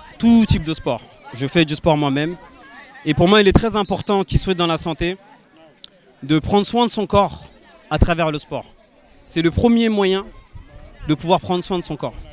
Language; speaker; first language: French; early bilingual, other home language; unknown